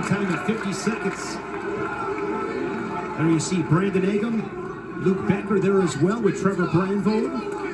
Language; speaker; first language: English; native; English